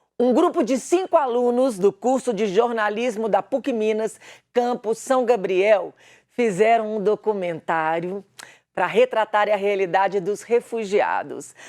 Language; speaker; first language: Portuguese; native; Portuguese